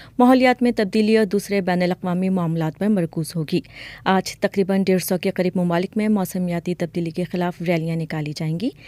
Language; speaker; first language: Urdu; native; Urdu